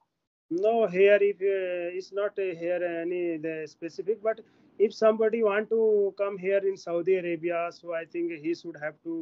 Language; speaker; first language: English; non-native, learner; Hindi